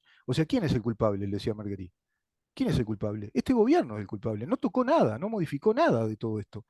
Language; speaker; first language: Spanish; native; Spanish